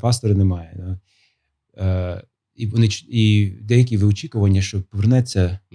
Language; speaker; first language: Ukrainian; non-native, fluent; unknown